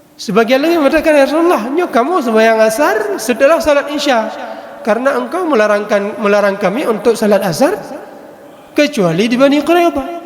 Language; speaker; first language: Malay; non-native, local second language; Achinese